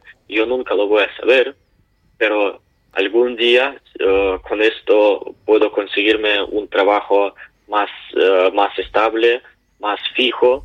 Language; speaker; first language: Spanish; non-native, learner; Ukrainian